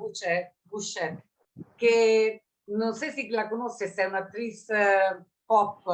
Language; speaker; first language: Spanish; non-native, learner; Italian